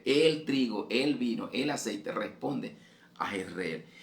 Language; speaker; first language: Spanish; native; Spanish